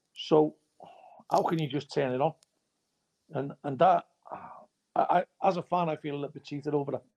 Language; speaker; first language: English; native; English